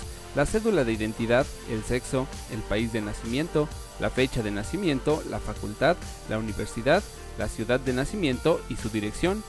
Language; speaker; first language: Spanish; native; Spanish